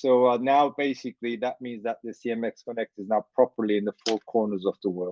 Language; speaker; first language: English; non-native, fluent; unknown